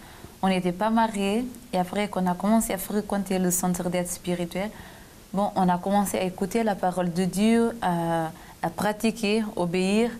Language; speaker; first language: French; non-native, fluent; Portuguese